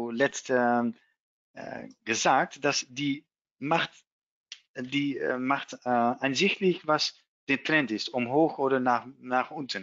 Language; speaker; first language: German; non-native, learner; Dutch